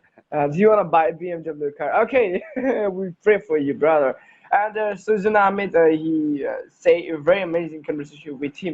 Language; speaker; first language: English; non-native, learner; Bangla